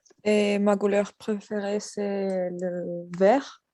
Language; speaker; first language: French; non-native, learner; Spanish